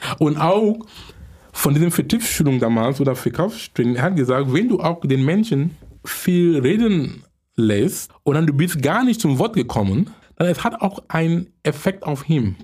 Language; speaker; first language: German; non-native, fluent; English